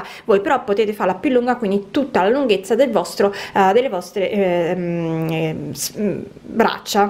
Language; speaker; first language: Italian; native; Italian